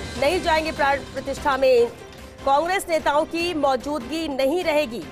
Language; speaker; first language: Hindi; native; Hindi